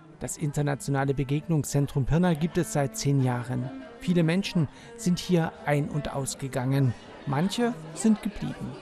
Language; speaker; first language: German; native; German